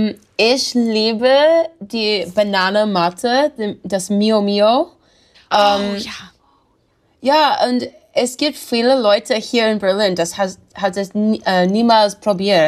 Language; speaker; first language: German; non-native, learner; English